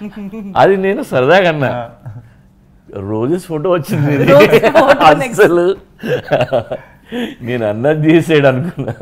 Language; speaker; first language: Telugu; native; Telugu